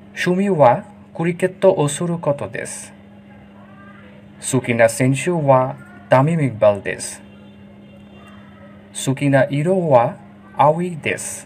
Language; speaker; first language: Japanese; non-native, learner; Bangla